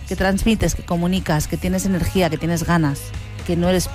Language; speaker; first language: Spanish; native; Spanish